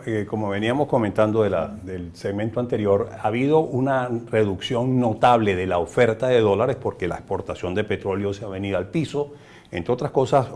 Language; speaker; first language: Spanish; native; Spanish